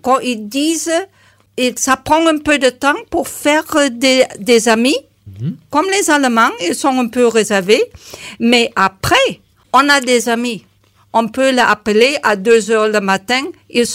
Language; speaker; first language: French; non-native, learner; German